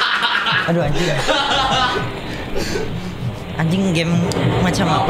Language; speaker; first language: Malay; non-native, local second language; Sundanese